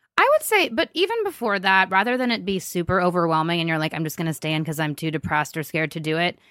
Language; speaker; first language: English; native; English